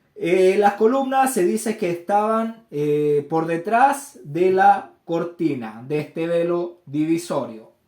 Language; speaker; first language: Spanish; native; Spanish